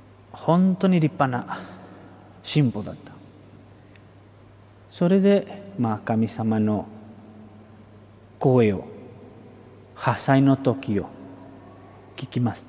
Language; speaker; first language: Japanese; non-native, fluent; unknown